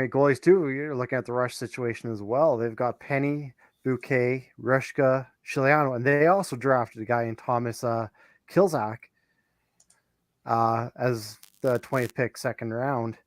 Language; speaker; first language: English; native; English